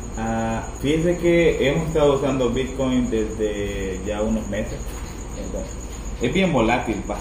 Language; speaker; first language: Spanish; native; Spanish